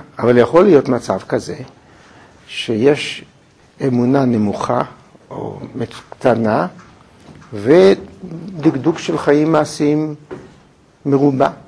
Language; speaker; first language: Hebrew; native; Hebrew